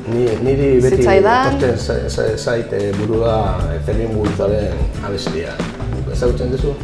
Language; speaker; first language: Basque; non-native, local second language; Spanish